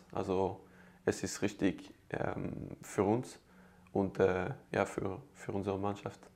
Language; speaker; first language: German; non-native, learner; French